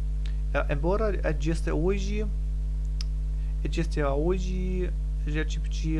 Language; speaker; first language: Portuguese; non-native, learner; German